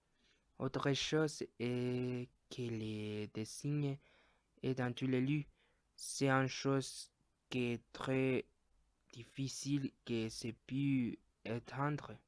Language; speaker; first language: French; non-native, learner; Spanish